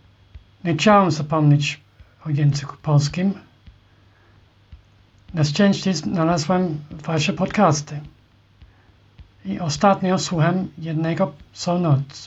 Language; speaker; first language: Polish; non-native, fluent; English